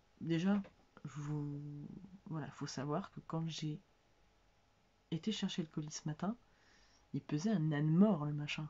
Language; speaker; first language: French; native; French